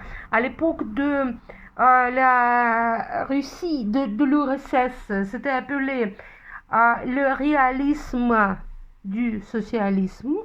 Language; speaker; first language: French; non-native, fluent; Russian